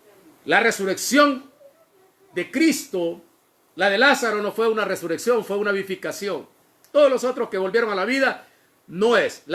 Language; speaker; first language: Spanish; native; Spanish